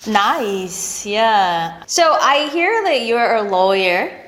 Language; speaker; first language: English; non-native, fluent; Korean